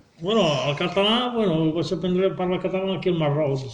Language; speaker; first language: Catalan; non-native, learner; Arabic